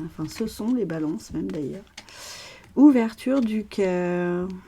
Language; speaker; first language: French; native; French